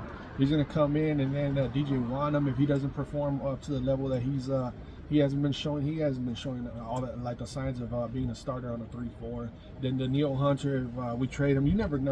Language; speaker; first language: English; native; English